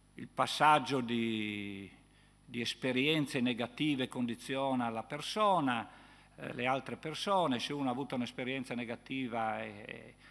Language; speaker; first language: Italian; native; Italian